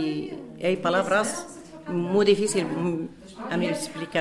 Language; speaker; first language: Spanish; non-native, learner; Berber languages